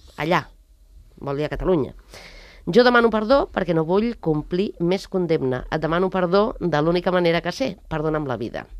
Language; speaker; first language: Catalan; native; Catalan